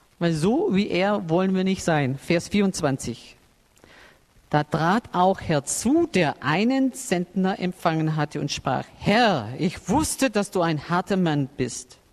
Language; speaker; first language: German; native; German